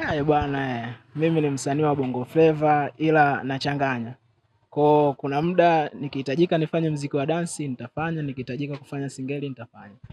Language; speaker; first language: Swahili; native; Swahili